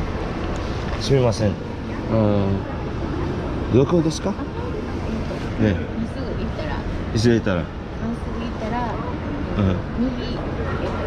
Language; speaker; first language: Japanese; non-native, learner; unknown